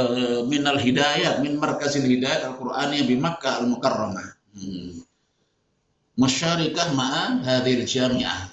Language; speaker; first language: Arabic; non-native, fluent; Indonesian